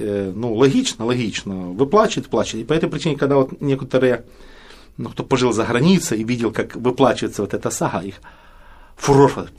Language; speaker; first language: Russian; native; Russian